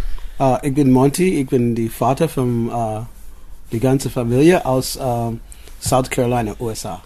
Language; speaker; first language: German; non-native, learner; English